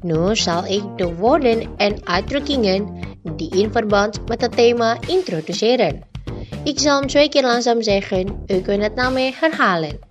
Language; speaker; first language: Dutch; non-native, learner; Indonesian